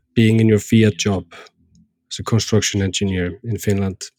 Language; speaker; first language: English; non-native, fluent; Icelandic